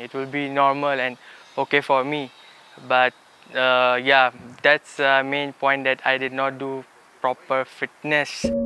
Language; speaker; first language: English; non-native, local second language; Malay